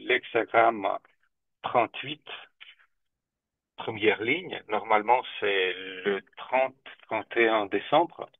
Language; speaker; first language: French; non-native, fluent; Russian